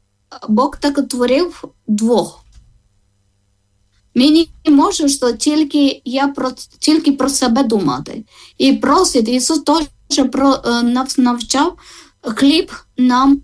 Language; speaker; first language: Ukrainian; non-native, learner; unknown